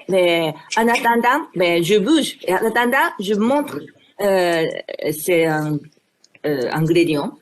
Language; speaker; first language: French; non-native, fluent; Japanese